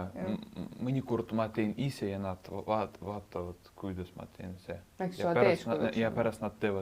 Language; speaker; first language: Estonian; non-native, local second language; Russian